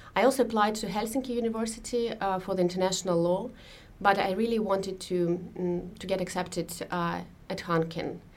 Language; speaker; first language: English; non-native, fluent; Russian